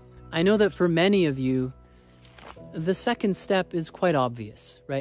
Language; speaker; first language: English; native; English